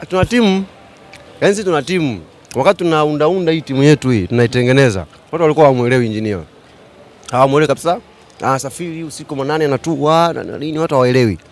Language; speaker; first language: Swahili; native; Swahili